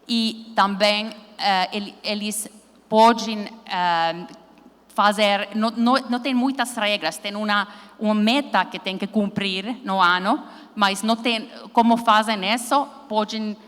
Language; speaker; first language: Portuguese; non-native, learner; Finnish